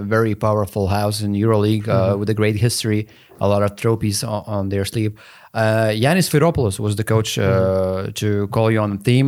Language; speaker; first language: English; non-native, fluent; Lithuanian